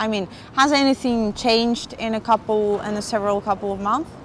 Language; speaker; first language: English; non-native, fluent; Spanish